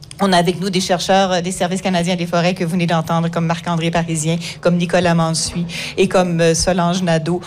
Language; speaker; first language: French; native; French